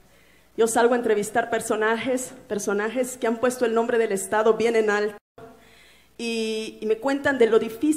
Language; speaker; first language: Spanish; native; Spanish